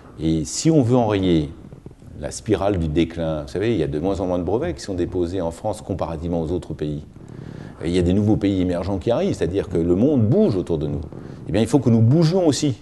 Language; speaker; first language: French; native; French